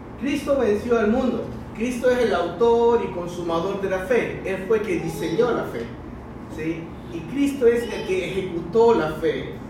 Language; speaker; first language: Spanish; early bilingual, other home language; Chinese